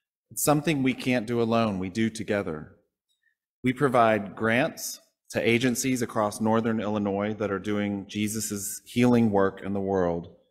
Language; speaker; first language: English; native; English